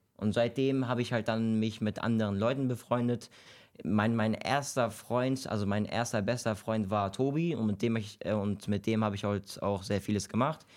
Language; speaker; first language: German; early bilingual, other home language; Kurdish